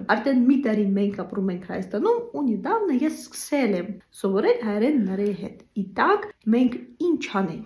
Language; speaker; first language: Armenian; non-native, learner; Russian